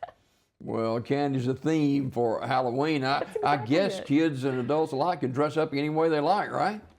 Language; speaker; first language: English; native; English